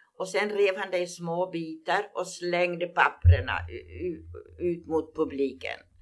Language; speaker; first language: Swedish; native; Swedish